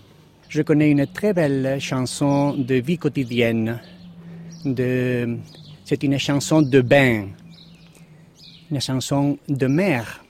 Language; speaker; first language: French; non-native, fluent; Spanish